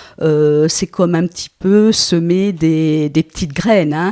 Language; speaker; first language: French; native; French